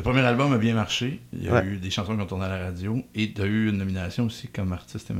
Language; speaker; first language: French; native; French